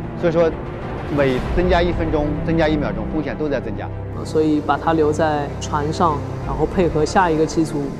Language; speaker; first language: Chinese; native; Chinese